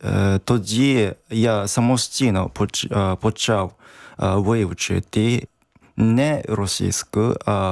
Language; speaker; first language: Ukrainian; non-native, fluent; Japanese